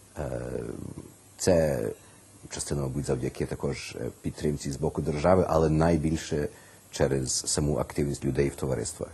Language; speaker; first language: Ukrainian; early bilingual, heritage; Ukrainian